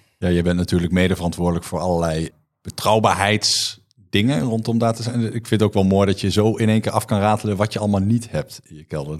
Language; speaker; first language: Dutch; native; Dutch